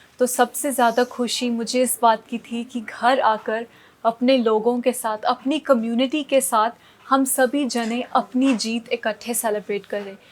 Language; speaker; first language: Hindi; non-native, local second language; Punjabi